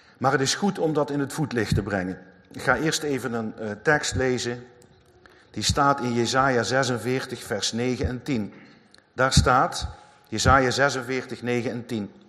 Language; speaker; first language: Dutch; native; Dutch